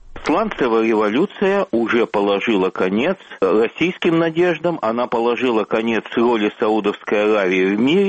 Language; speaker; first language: Russian; native; Russian